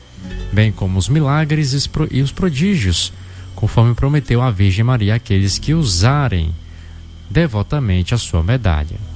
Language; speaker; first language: Portuguese; native; Portuguese